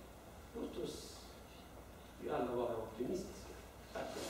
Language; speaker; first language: Swedish; non-native, fluent; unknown